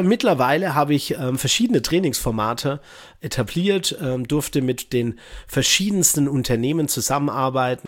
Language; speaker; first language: German; native; German